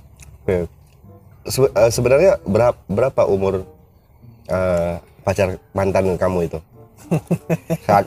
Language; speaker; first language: Indonesian; native; Indonesian